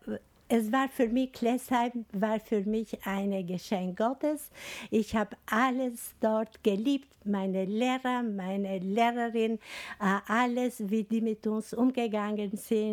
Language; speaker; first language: German; non-native, fluent; Albanian